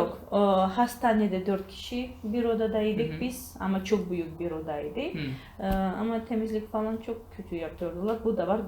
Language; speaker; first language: Turkish; non-native, learner; Georgian